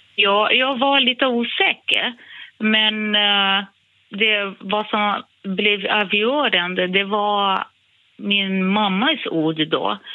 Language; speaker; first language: Swedish; non-native, fluent; Portuguese